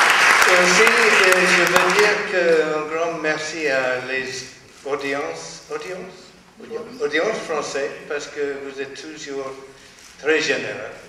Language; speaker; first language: French; non-native, learner; English